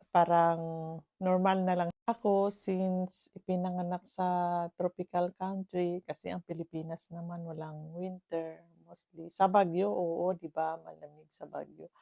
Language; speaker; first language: Filipino; non-native, local second language; Cebuano